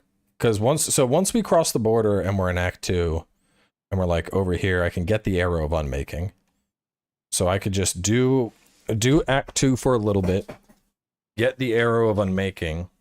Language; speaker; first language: English; native; English